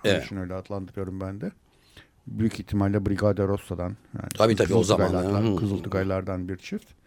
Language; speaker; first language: Turkish; native; Turkish